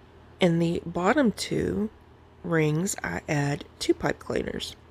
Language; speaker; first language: English; native; English